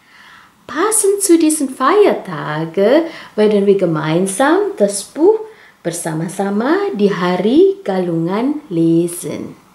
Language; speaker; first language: German; non-native, fluent; Indonesian